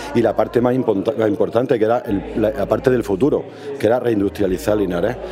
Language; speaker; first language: Spanish; native; Spanish